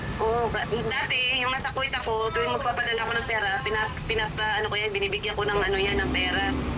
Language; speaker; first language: Filipino; non-native, local second language; Cebuano